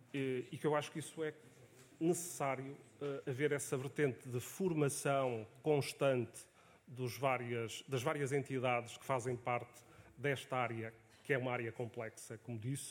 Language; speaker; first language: Portuguese; native; Portuguese